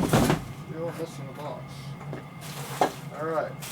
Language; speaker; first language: English; native; English